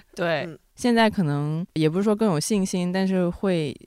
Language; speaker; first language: Chinese; non-native, local second language; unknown